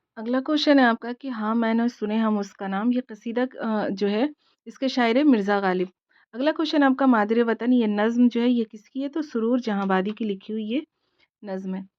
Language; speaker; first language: Urdu; native; Urdu